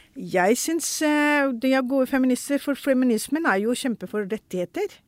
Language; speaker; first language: Norwegian; non-native, fluent; Urdu